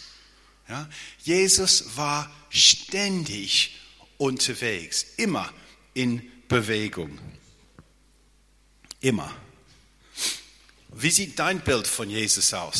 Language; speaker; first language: German; non-native, fluent; English